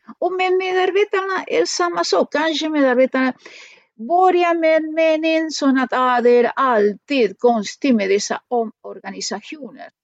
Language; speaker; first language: Swedish; non-native, fluent; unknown